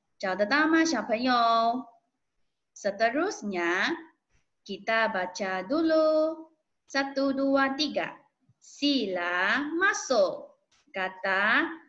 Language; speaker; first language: Malay; non-native, local second language; Chinese